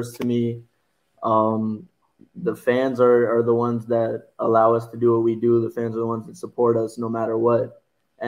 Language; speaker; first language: English; native; English